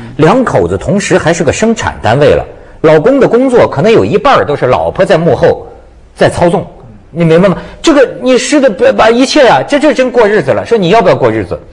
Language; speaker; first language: Chinese; native; Chinese